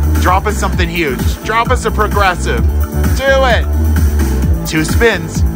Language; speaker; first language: English; native; English